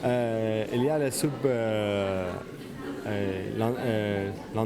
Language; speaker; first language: French; non-native, learner; Arabic